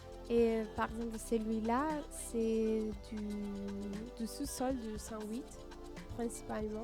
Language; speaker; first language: French; non-native, fluent; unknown